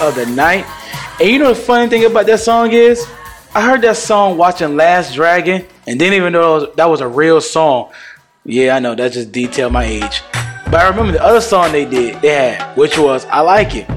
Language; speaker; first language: English; native; English